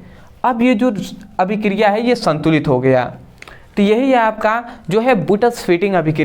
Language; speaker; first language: Hindi; native; Hindi